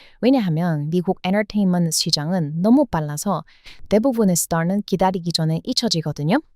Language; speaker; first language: Korean; non-native, fluent; English